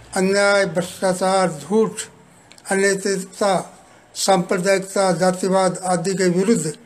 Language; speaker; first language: Hindi; native; Hindi